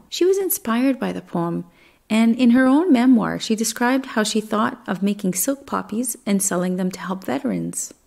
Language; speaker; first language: English; native; English